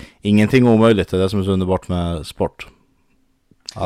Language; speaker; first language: Swedish; native; Swedish